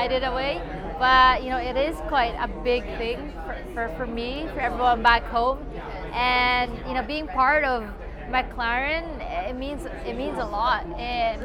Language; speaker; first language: English; non-native, local second language; Filipino